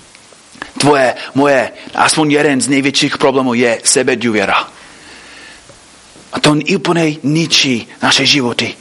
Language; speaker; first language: Czech; non-native, fluent; English